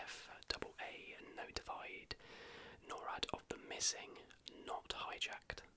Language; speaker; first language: English; native; English